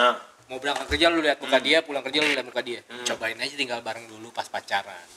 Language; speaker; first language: Indonesian; native; Indonesian